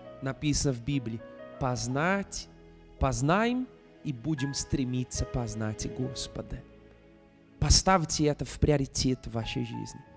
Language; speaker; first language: Russian; non-native, fluent; Portuguese